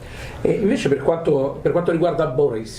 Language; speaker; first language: Italian; native; Italian